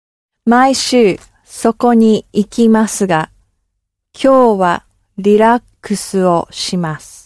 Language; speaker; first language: Japanese; non-native, learner; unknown